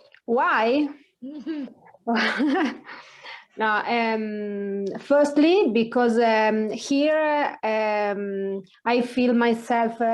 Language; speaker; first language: English; non-native, learner; Italian